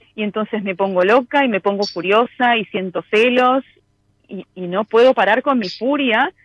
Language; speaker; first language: Spanish; native; Spanish